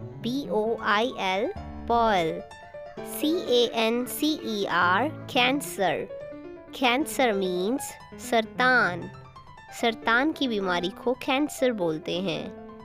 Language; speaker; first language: Urdu; native; Urdu